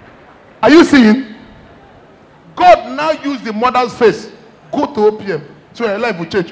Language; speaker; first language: English; non-native, local second language; Igbo